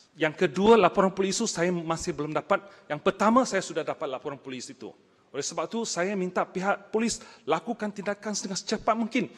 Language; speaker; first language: Malay; non-native, local second language; Chinese